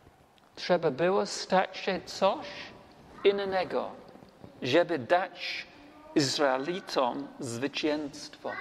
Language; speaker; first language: Polish; non-native, learner; English